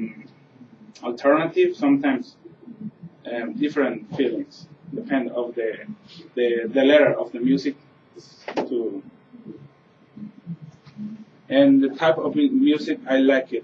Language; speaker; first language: English; non-native, learner; Spanish